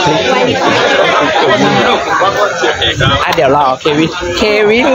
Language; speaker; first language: English; non-native, learner; Thai